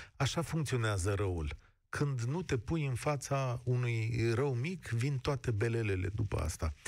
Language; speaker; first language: Romanian; native; Romanian